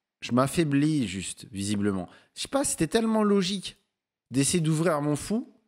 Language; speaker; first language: French; native; French